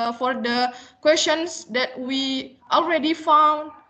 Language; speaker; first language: English; non-native, learner; Indonesian